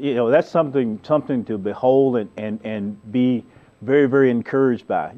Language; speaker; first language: English; native; English